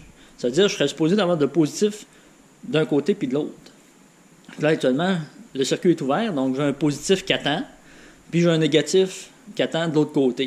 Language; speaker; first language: French; native; French